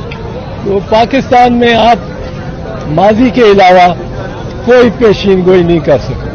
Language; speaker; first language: Urdu; native; Urdu